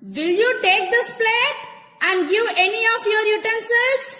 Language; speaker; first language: English; non-native, local second language; Tamil